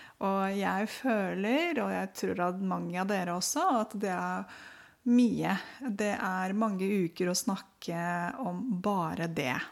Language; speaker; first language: Norwegian; non-native, fluent; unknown